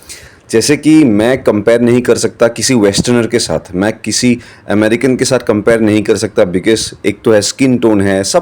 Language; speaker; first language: Hindi; non-native, local second language; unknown